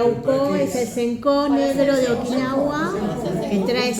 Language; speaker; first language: Spanish; native; Spanish